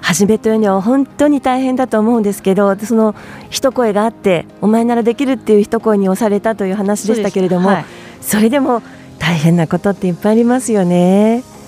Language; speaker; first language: Japanese; native; Japanese